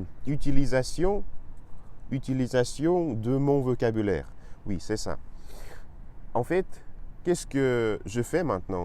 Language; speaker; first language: French; non-native, learner; Russian